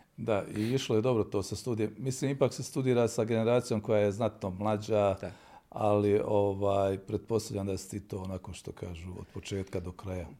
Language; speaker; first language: Bosnian; native; Bosnian